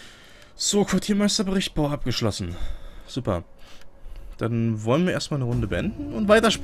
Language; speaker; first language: German; native; German